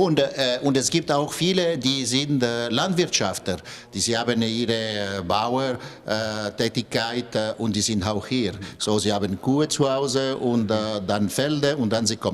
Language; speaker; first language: German; non-native, local second language; French